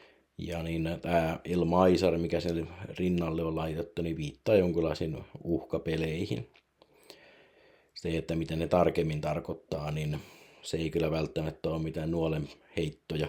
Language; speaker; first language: Finnish; native; Finnish